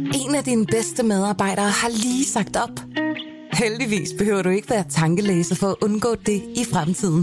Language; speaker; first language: Danish; native; Danish